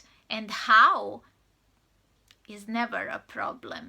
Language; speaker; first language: English; non-native, fluent; Serbian